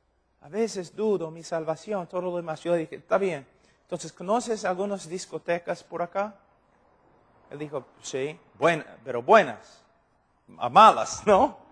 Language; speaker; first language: Spanish; non-native, fluent; English